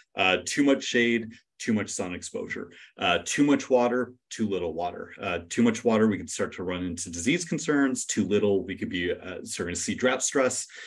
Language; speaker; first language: English; native; English